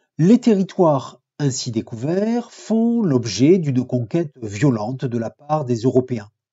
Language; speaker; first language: French; native; French